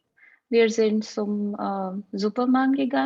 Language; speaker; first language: German; non-native, learner; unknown